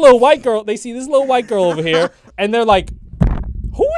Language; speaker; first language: English; native; English